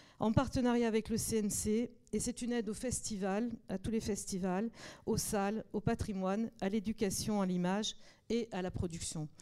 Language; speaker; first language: French; native; French